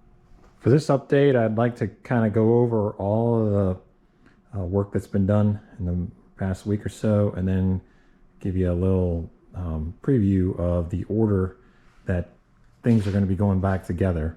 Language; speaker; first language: English; native; English